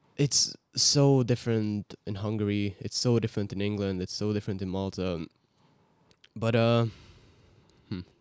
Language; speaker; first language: English; early bilingual, other home language; Hungarian